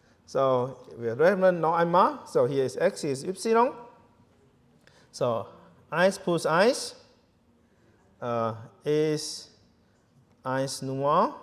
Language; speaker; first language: German; non-native, learner; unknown